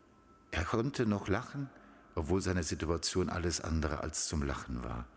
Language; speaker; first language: German; native; German